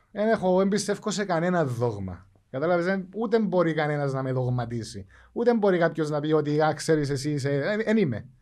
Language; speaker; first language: Greek; native; Greek